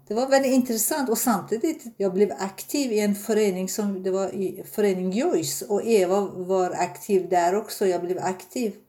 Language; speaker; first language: Swedish; non-native, fluent; Persian